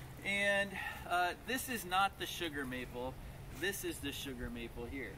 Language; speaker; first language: English; native; English